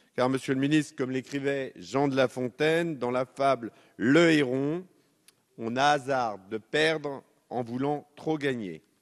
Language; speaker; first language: French; native; French